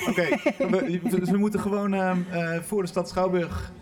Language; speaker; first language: Dutch; native; Dutch